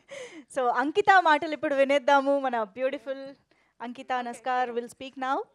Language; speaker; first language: Telugu; native; Telugu